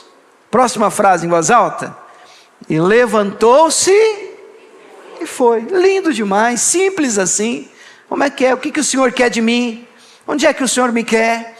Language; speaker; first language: Portuguese; native; Portuguese